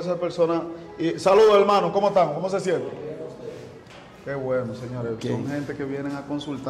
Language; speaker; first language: Spanish; native; Spanish